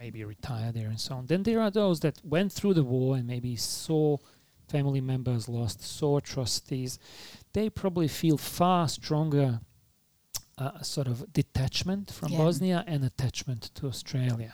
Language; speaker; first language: English; non-native, fluent; Bosnian